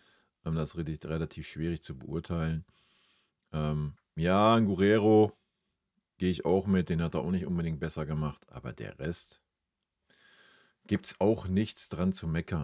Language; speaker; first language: German; native; German